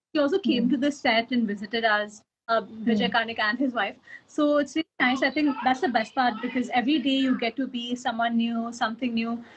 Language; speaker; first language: English; non-native, local second language; Kannada